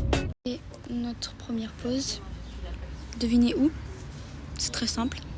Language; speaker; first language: French; native; French